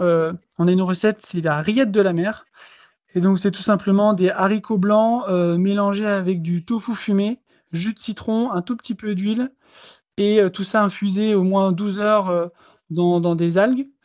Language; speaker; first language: French; native; French